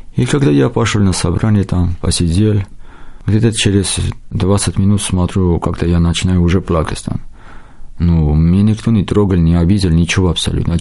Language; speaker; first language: Russian; non-native, local second language; Armenian